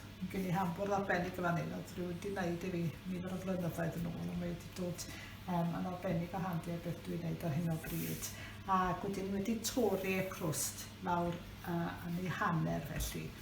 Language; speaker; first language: Welsh; native; Welsh